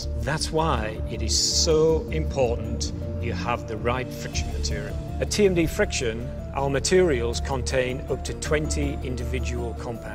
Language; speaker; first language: English; native; English